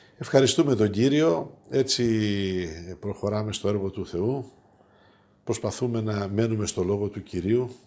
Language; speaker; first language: Greek; native; Greek